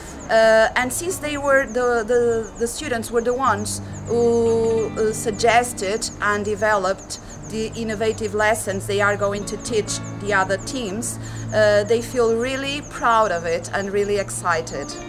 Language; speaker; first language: English; non-native, fluent; Portuguese